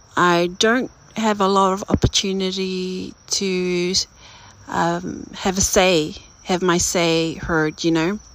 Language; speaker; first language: English; native; English